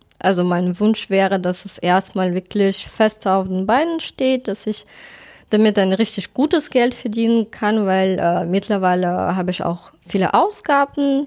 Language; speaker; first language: German; non-native, fluent; Russian